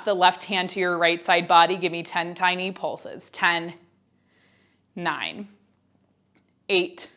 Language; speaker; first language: English; native; English